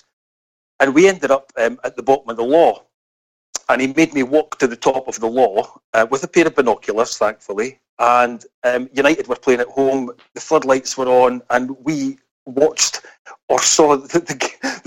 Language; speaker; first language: English; native; English